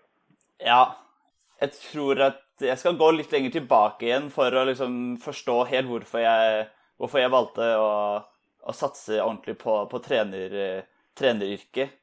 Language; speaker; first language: Norwegian; native; Norwegian